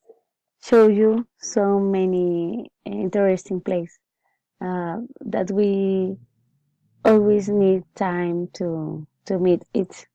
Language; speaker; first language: English; non-native, learner; Spanish